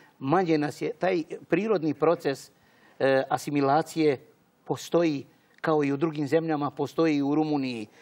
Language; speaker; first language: Croatian; early bilingual, heritage; Serbian